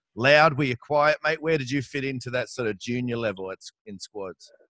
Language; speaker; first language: English; native; English